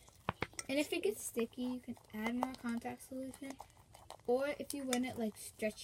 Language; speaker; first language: English; native; English